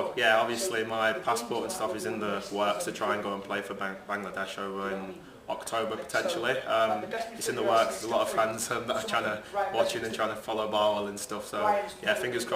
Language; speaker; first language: English; early bilingual, other home language; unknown